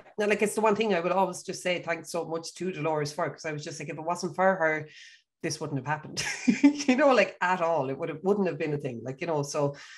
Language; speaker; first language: English; native; English